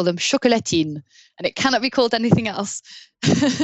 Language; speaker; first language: English; native; English